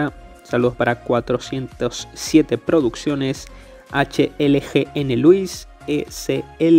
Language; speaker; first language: Spanish; native; Spanish